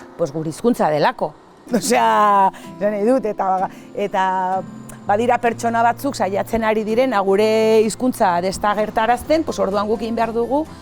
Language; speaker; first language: Basque; non-native, local second language; Spanish